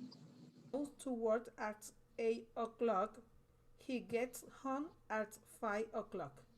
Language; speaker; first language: English; non-native, learner; Spanish